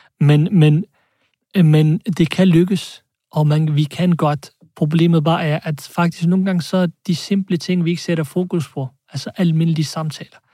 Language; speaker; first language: Danish; early bilingual, other home language; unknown